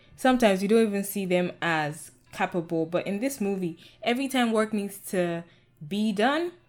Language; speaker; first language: English; non-native, local second language; Yoruba